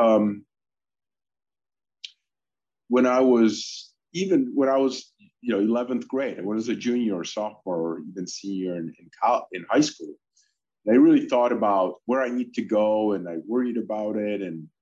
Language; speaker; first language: English; early bilingual, other home language; Polish